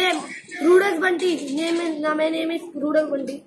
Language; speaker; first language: English; non-native, learner; Hindi